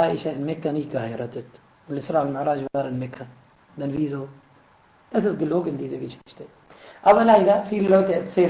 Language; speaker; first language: German; non-native, fluent; Arabic